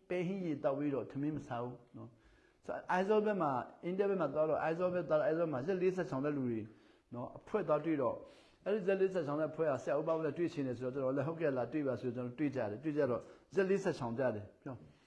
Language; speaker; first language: Burmese; non-native, local second language; Hakha Chin